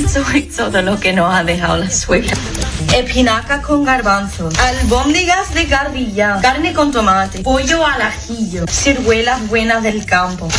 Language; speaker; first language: Spanish; non-native, fluent; English